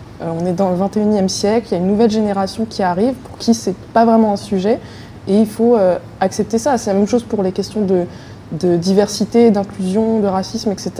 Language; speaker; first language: French; native; French